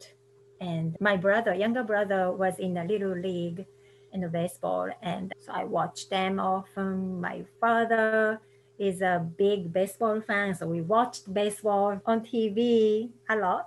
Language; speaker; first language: English; non-native, fluent; Japanese